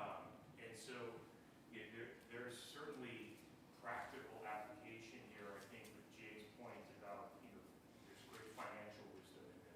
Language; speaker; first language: English; native; English